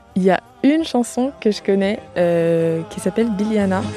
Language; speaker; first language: French; native; French